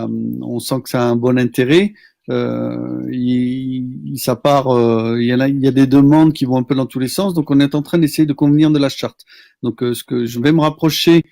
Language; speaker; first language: French; native; French